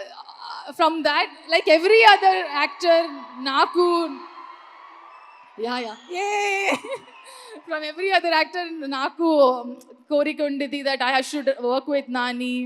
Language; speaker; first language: Telugu; non-native, learner; Kannada